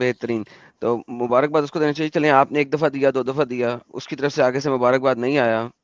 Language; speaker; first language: Hindi; native; Hindi